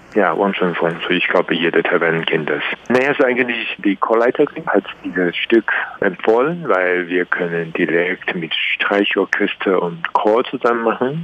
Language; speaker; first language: German; non-native, learner; Chinese